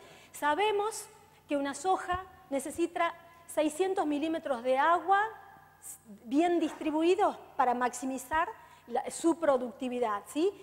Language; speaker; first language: Spanish; native; Spanish